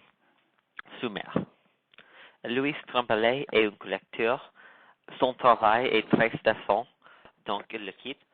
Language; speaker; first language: French; non-native, learner; English